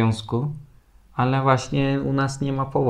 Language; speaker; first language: Polish; non-native, fluent; Turkish